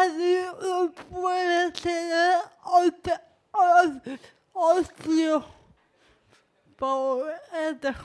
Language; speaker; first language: Spanish; non-native, learner; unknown